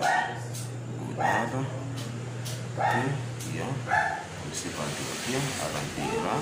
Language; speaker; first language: Spanish; non-native, learner; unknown